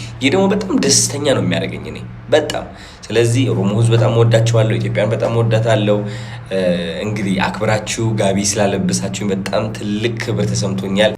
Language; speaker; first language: Amharic; non-native, local second language; Tigrinya